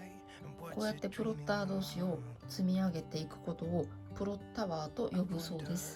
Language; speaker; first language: Japanese; native; Japanese